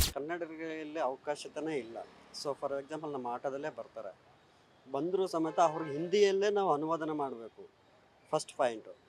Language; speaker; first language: Kannada; native; Kannada